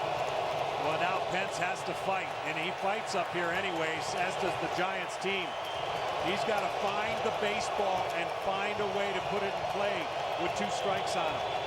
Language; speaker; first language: English; native; English